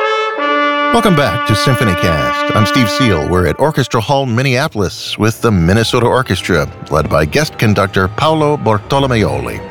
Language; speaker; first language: English; native; English